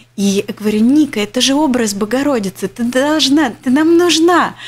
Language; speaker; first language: Russian; native; Russian